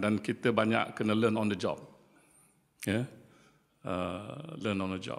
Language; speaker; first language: English; non-native, local second language; Malay